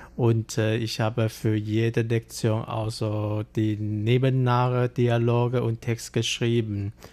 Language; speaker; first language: German; non-native, fluent; Chinese